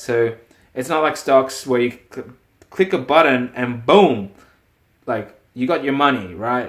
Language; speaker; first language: English; native; English